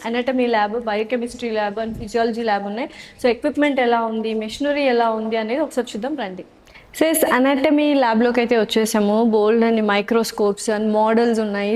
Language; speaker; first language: Telugu; native; Telugu